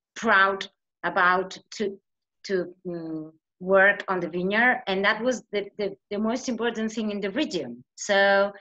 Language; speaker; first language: English; non-native, fluent; Spanish